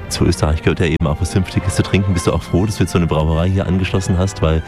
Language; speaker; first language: German; native; German